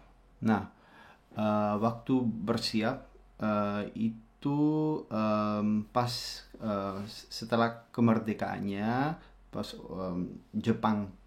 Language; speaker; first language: Indonesian; non-native, fluent; Dutch